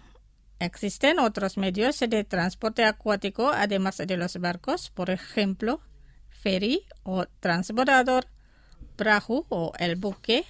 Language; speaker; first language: Spanish; non-native, fluent; Indonesian